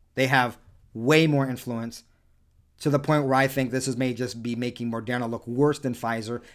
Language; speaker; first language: English; early bilingual, other home language; Spanish